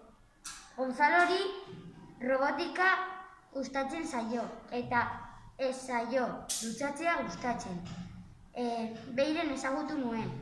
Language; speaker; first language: Basque; non-native, local second language; Spanish